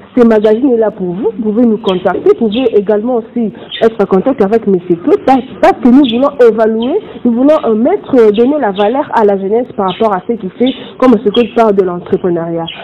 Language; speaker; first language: French; non-native, local second language; Lingala